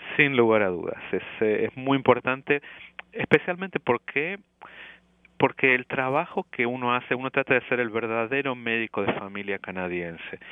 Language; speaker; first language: Spanish; native; Spanish